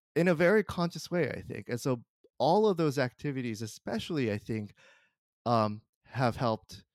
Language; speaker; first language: English; early bilingual, other home language; Japanese